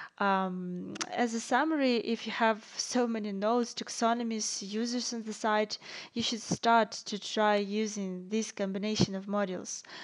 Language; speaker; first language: English; non-native, fluent; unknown